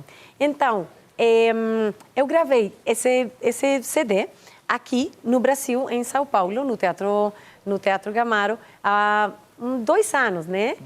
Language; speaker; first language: Portuguese; non-native, fluent; Spanish